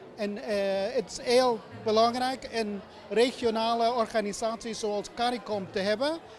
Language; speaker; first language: Dutch; non-native, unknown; English